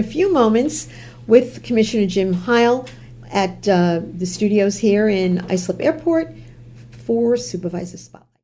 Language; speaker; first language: English; native; English